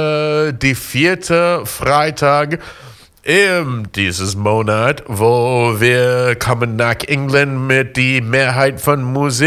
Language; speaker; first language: German; non-native, learner; English